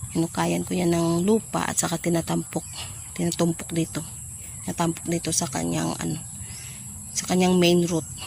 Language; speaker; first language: Filipino; native; Filipino